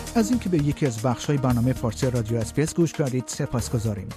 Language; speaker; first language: Persian; native; Persian